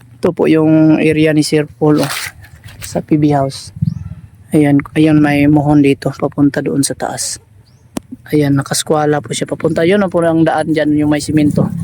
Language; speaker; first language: Filipino; non-native, local second language; Cebuano